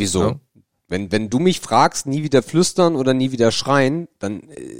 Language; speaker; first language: German; native; German